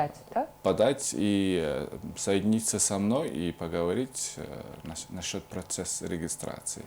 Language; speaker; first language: Russian; non-native, fluent; Mongolian